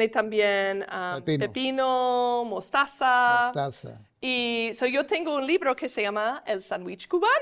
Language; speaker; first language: Spanish; non-native, fluent; English